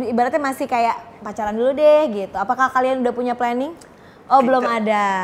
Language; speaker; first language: Indonesian; native; Indonesian